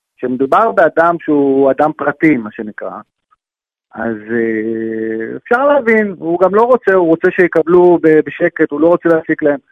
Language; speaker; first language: Hebrew; native; Hebrew